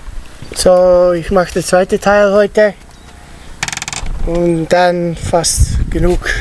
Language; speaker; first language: German; non-native, fluent; Italian